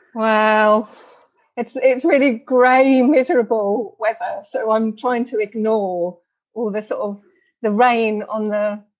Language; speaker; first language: English; native; English